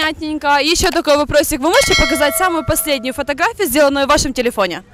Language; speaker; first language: Russian; native; Russian